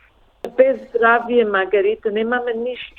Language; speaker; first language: Macedonian; early bilingual, heritage; Macedonian